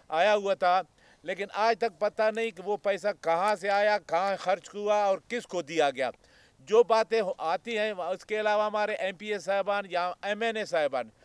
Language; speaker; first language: Urdu; non-native, local second language; Baluchi